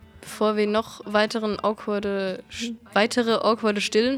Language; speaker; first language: German; native; German